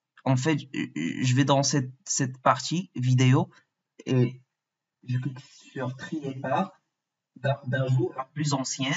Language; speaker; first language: French; non-native, local second language; Arabic